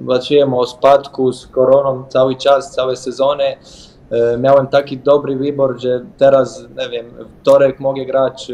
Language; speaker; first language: Polish; non-native, learner; Bosnian